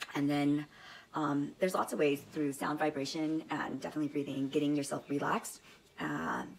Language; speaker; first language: English; native; English